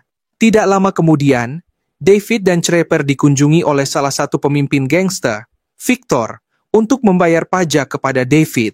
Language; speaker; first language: Indonesian; native; Indonesian